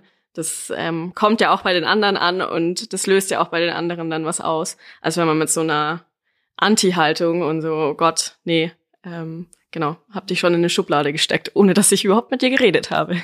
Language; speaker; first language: German; native; German